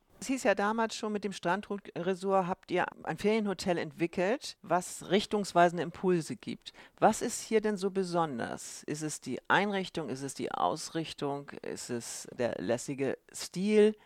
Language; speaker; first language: German; native; German